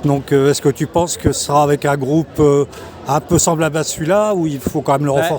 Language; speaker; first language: French; native; French